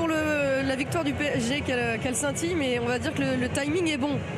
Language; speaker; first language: French; native; French